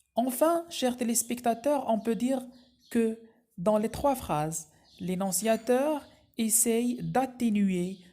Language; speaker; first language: French; non-native, local second language; Arabic